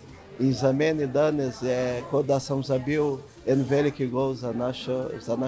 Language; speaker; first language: Slovenian; non-native, learner; Portuguese